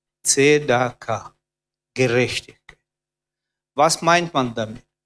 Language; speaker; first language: German; non-native, fluent; Russian